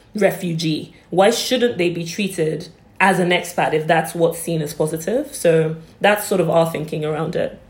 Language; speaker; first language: English; native; English